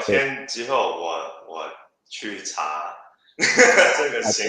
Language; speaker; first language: Chinese; non-native, learner; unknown